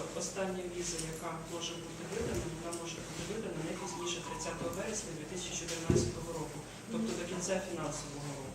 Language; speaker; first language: Ukrainian; native; Ukrainian